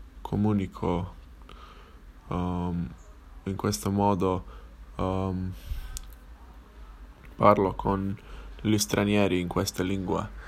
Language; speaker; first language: Italian; non-native, learner; English